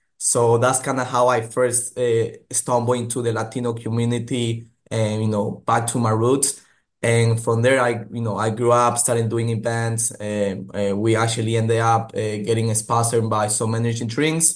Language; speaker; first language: English; native; English